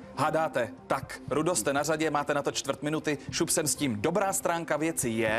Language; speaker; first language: Czech; native; Czech